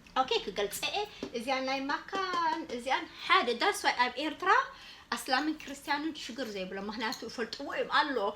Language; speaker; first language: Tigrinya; early bilingual, heritage; Tigrinya